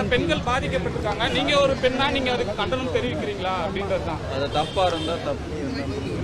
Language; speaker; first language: Tamil; native; Tamil